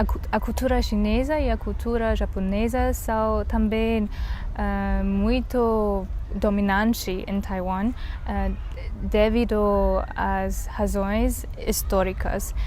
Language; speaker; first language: Portuguese; non-native, learner; Chinese